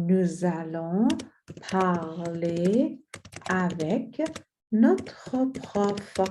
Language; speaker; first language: French; non-native, fluent; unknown